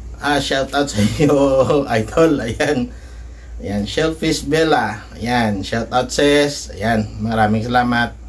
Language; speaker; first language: Filipino; non-native, local second language; Hiligaynon